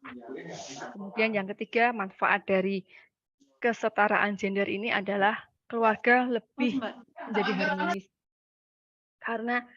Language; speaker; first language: Malay; native; Malay